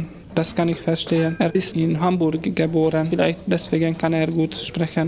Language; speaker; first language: German; non-native, learner; Hungarian